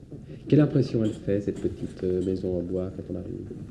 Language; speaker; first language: French; native; French